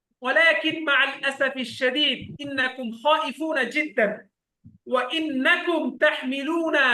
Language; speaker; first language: Arabic; non-native, fluent; Bangla